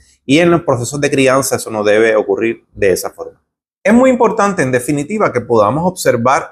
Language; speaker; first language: Spanish; native; Spanish